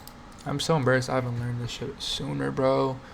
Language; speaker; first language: English; native; English